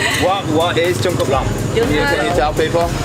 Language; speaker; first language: English; native; English